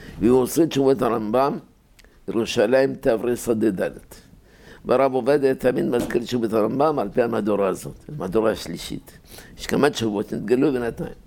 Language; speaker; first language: Hebrew; native; Hebrew